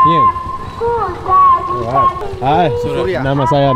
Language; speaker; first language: Indonesian; non-native, learner; English